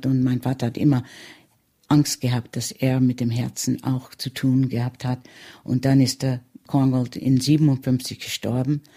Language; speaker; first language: German; early bilingual, heritage; German